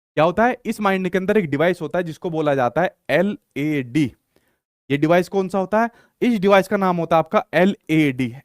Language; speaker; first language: Hindi; native; Hindi